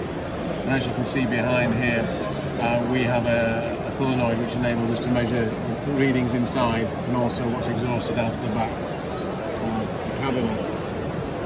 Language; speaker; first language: English; native; English